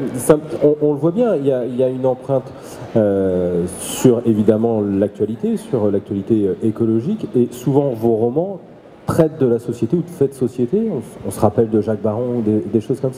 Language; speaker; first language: French; native; French